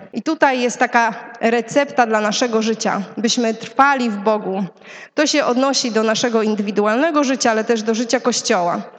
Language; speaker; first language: Polish; native; Polish